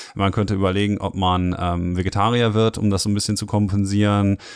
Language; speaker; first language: German; native; German